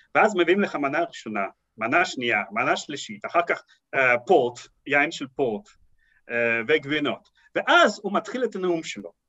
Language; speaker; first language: Hebrew; non-native, fluent; Russian